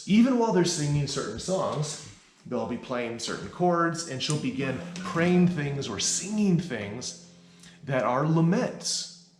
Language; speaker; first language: English; native; English